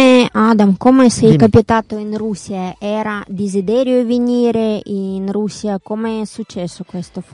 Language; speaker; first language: Italian; non-native, learner; Russian